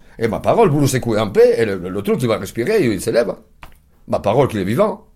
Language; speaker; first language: French; non-native, fluent; Spanish